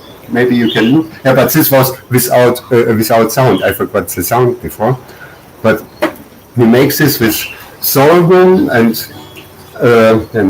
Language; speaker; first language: English; non-native, learner; German